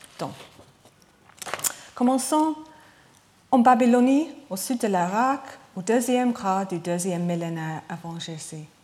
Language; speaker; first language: French; non-native, learner; English